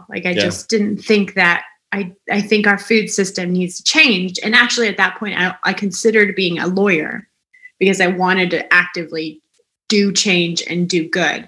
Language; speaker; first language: English; native; English